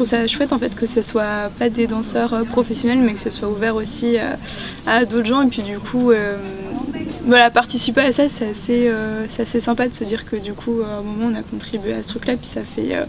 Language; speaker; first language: French; native; French